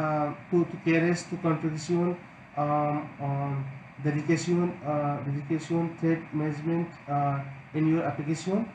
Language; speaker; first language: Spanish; non-native, learner; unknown